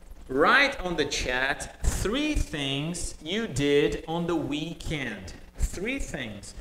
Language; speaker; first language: English; non-native, fluent; Portuguese